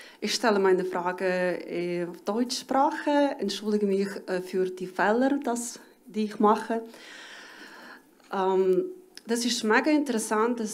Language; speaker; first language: German; non-native, learner; Ukrainian